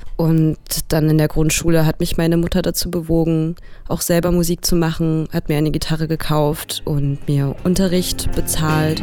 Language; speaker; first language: German; native; German